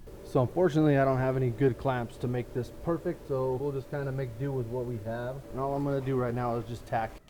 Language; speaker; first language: English; native; English